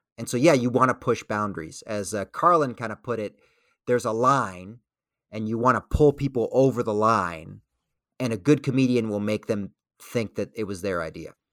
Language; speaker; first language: English; early bilingual, other home language; Spanish